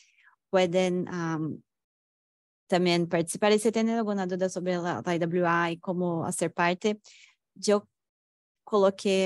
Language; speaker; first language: Spanish; non-native, fluent; Portuguese